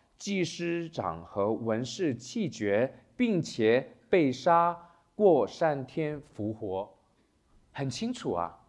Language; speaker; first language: Chinese; non-native, local second language; Cantonese